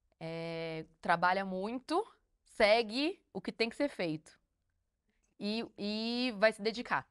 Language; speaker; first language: Portuguese; native; Portuguese